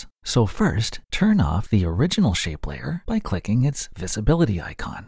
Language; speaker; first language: English; native; English